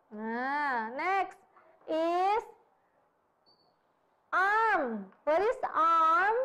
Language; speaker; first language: English; non-native, fluent; Indonesian